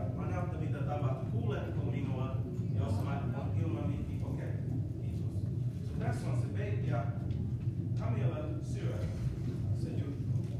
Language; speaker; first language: Finnish; non-native, learner; English